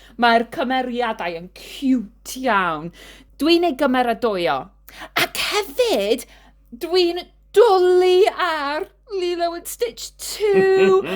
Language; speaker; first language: Welsh; non-native, learner; English